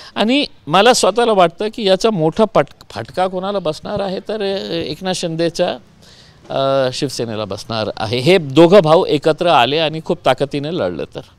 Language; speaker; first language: Marathi; non-native, local second language; Urdu